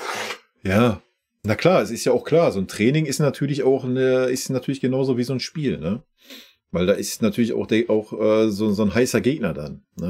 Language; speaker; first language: German; native; German